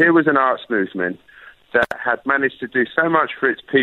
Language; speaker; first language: English; native; English